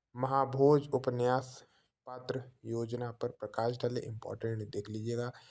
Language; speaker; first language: Hindi; native; Hindi